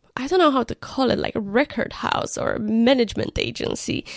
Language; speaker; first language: English; non-native, fluent; Romanian